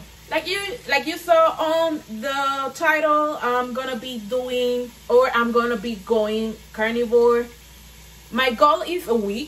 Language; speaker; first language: English; non-native, fluent; Spanish